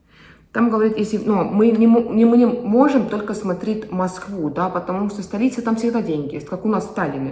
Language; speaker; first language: Russian; non-native, fluent; Estonian